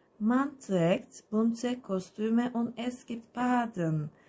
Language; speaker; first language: German; non-native, fluent; Turkish